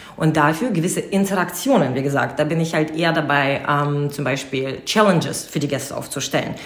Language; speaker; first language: German; non-native, fluent; Russian